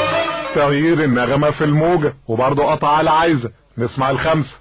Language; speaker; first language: Arabic; native; Arabic